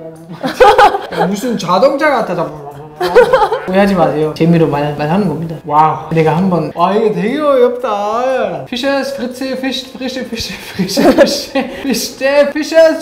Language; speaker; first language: Korean; non-native, fluent; German